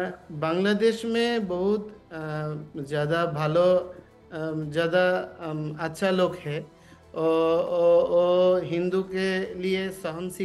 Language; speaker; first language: Hindi; non-native, learner; Bangla